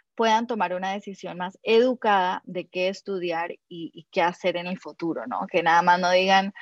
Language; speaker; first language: Spanish; native; Spanish